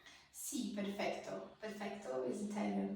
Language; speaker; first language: Spanish; non-native, learner; Portuguese